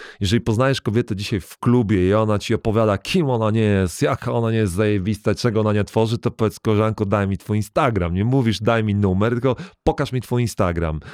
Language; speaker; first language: Polish; native; Polish